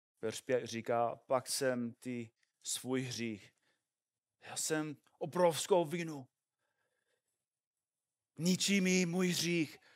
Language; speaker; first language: Czech; non-native, fluent; English